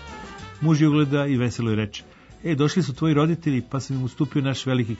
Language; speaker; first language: Croatian; native; Croatian